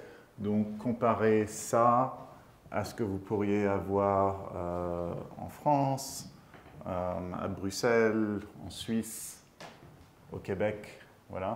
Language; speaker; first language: French; native; French